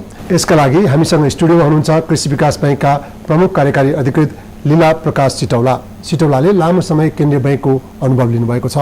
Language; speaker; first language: Nepali; native; Nepali